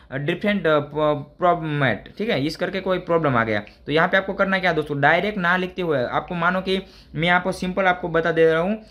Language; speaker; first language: Hindi; non-native, local second language; Gujarati